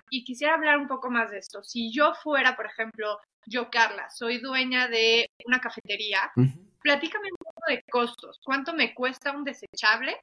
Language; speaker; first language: Spanish; native; Spanish